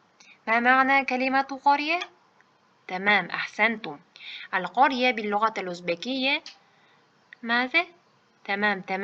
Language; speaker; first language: Arabic; non-native, fluent; Uzbek